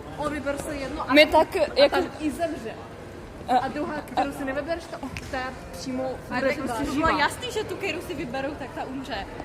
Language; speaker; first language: Czech; non-native, learner; Ukrainian